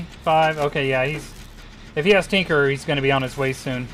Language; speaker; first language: English; native; English